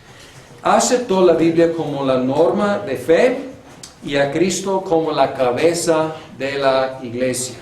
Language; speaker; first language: Spanish; non-native, fluent; English